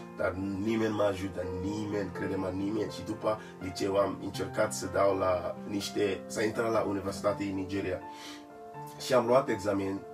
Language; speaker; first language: Romanian; non-native, learner; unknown